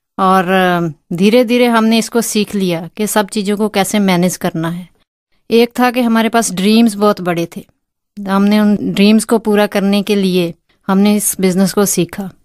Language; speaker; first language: Hindi; non-native, local second language; Punjabi